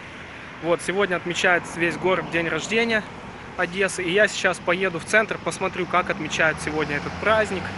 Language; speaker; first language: Russian; native; Russian